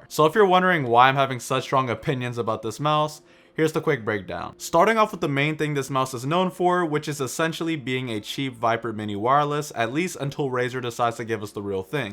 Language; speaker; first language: English; native; English